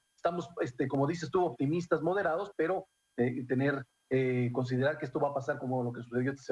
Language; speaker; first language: Spanish; native; Spanish